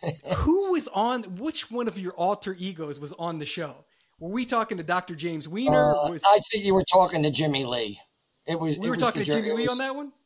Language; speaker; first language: English; native; English